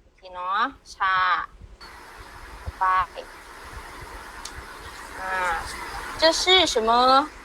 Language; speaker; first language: Chinese; non-native, learner; Thai